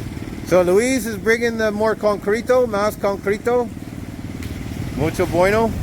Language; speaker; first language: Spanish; non-native, learner; English